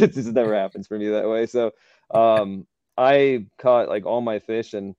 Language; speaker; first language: English; native; English